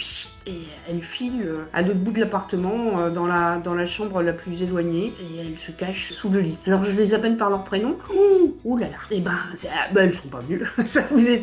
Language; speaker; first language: French; native; French